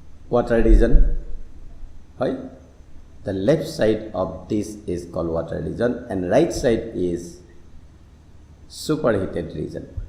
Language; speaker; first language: English; non-native, local second language; Assamese